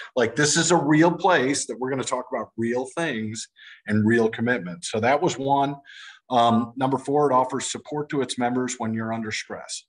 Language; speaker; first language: English; native; English